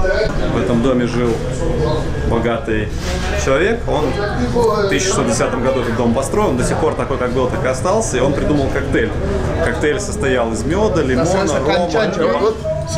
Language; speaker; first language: Russian; native; Russian